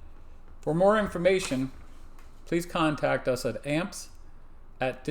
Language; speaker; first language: English; native; English